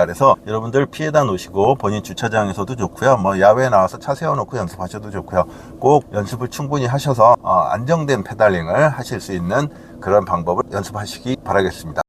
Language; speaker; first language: Korean; native; Korean